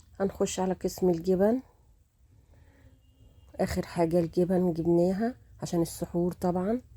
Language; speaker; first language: Arabic; native; Arabic